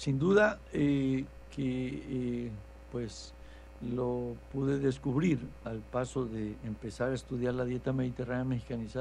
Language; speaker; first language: Spanish; native; Spanish